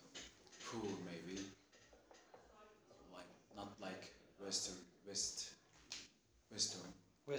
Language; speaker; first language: English; non-native, learner; Turkish